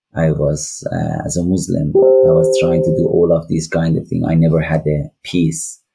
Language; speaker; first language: English; non-native, learner; Persian